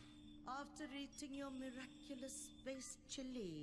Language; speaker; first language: English; native; English